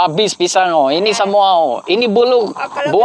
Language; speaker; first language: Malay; non-native, fluent; Filipino